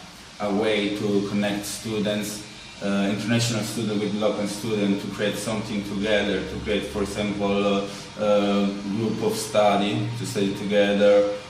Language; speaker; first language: English; non-native, learner; Italian